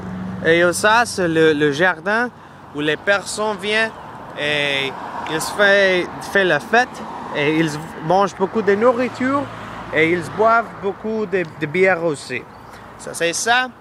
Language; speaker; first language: French; non-native, learner; English